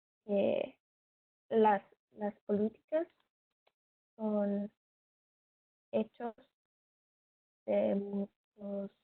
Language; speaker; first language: Spanish; non-native, learner; English